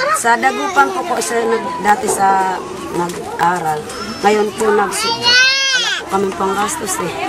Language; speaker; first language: Filipino; non-native, local second language; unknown